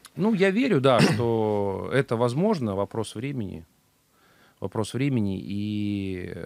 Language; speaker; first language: Russian; native; Russian